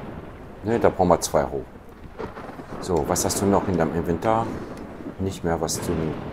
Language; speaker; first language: German; native; German